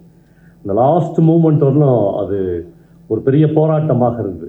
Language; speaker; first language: Tamil; native; Tamil